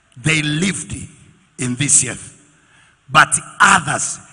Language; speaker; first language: English; non-native, local second language; Swahili